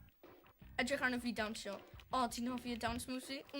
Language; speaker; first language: Welsh; non-native, local second language; English